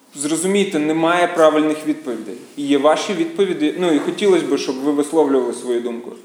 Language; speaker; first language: Ukrainian; native; Ukrainian